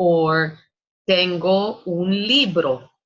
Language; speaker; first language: Spanish; non-native, fluent; English